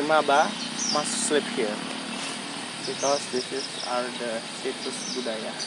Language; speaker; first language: English; non-native, learner; Indonesian